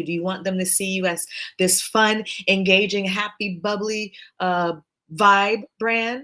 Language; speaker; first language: English; native; English